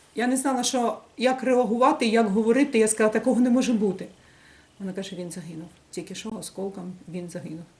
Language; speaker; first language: Ukrainian; native; Ukrainian